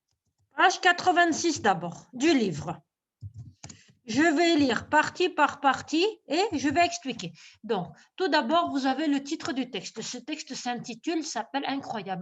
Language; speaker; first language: French; non-native, local second language; Arabic